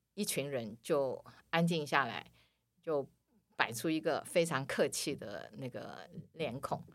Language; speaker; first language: Chinese; native; Chinese